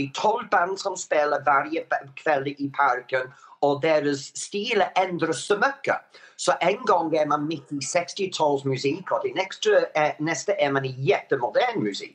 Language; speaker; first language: Swedish; non-native, fluent; English